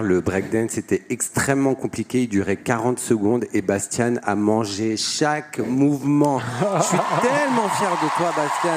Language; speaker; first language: French; native; French